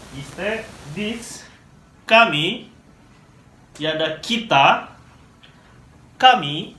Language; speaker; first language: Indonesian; non-native, learner; Turkish